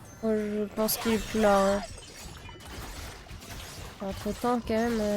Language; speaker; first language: French; native; French